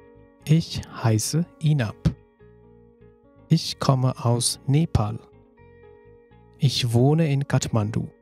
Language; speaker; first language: German; non-native, fluent; Nepali